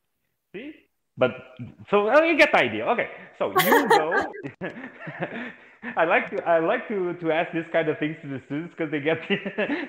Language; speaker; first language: English; non-native, fluent; Portuguese